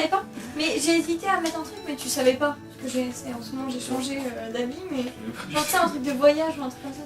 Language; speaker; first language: French; native; French